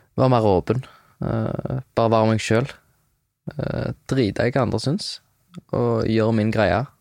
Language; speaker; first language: Norwegian; native; Norwegian